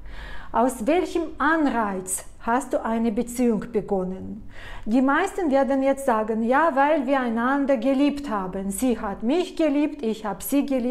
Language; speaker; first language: German; non-native, fluent; Russian